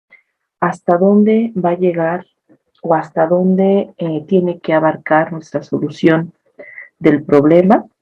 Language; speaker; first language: Spanish; native; Spanish